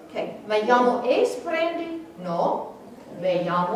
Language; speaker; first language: Spanish; non-native, fluent; English